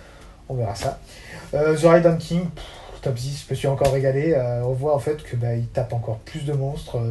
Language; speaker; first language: French; native; French